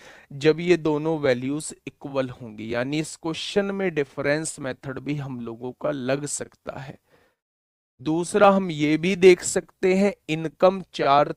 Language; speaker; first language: Hindi; native; Hindi